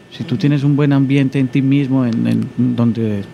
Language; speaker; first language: Spanish; native; Spanish